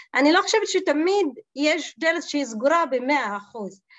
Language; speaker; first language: Hebrew; non-native, local second language; Arabic